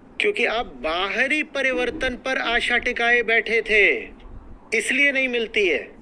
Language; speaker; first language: Hindi; native; Hindi